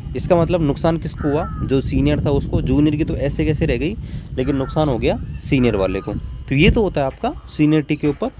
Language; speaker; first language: Hindi; native; Hindi